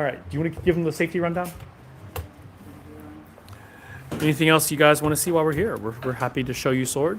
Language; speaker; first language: English; native; English